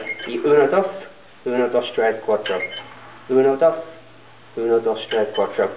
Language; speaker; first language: Spanish; non-native, learner; English